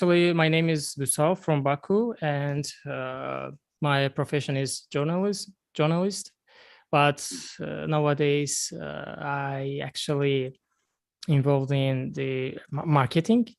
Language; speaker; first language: English; non-native, learner; Azerbaijani